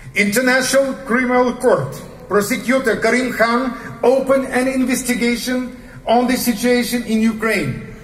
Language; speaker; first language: English; non-native, fluent; Ukrainian